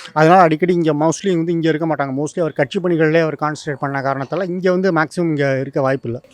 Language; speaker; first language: Tamil; native; Tamil